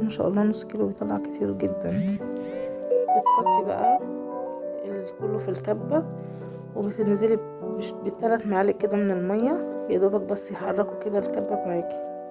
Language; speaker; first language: Arabic; native; Arabic